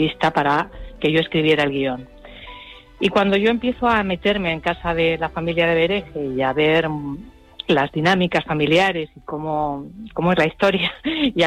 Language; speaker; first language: Spanish; native; Spanish